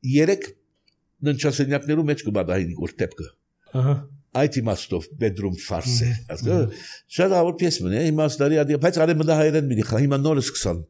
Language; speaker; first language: Armenian; early bilingual, heritage; Armenian